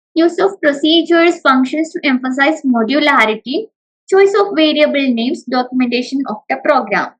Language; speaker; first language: English; non-native, local second language; Malayalam